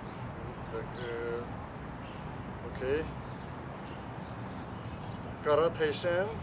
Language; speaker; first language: Russian; non-native, learner; Chinese